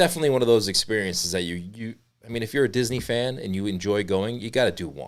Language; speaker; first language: English; native; English